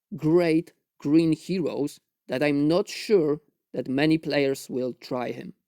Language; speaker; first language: English; non-native, fluent; Polish